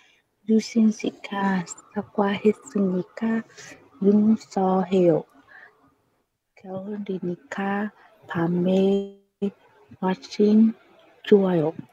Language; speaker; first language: Korean; non-native, learner; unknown